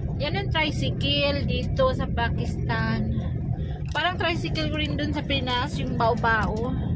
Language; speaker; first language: Filipino; non-native, local second language; Cebuano